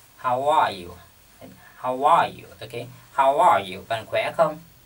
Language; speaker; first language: English; non-native, fluent; Vietnamese